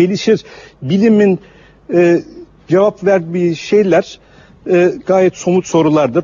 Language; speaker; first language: Turkish; native; Turkish